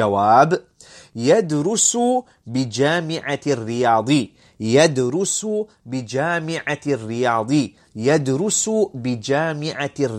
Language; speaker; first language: Arabic; non-native, fluent; English